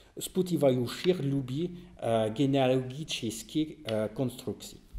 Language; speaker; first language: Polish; non-native, learner; French